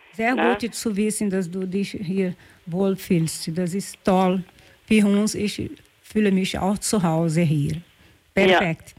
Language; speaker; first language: German; non-native, fluent; Portuguese